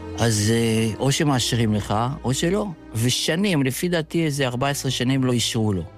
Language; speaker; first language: Hebrew; early bilingual, other home language; Yiddish